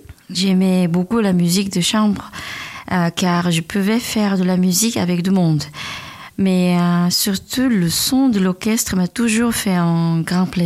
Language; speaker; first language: French; non-native, learner; Korean